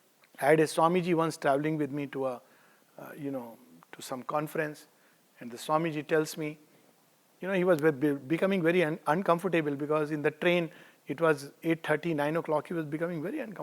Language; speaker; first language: English; non-native, local second language; Hindi